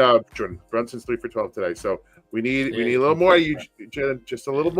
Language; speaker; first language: English; native; English